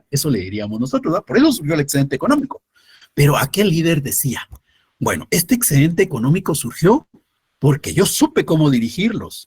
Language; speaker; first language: Spanish; native; Spanish